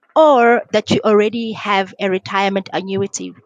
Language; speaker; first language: English; non-native, local second language; Xhosa